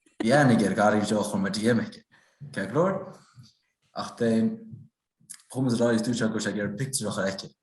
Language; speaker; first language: Irish; native; Irish